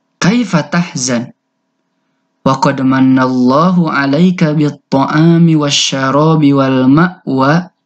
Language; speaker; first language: Arabic; non-native, fluent; Indonesian